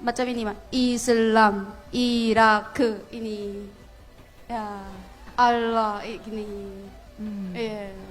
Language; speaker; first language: Indonesian; non-native, fluent; Korean